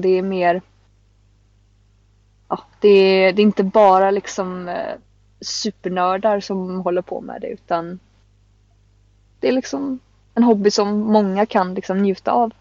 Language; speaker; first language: Swedish; native; Swedish